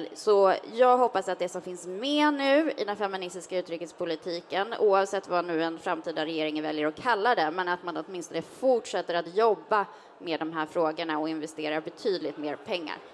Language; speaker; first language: Swedish; native; Swedish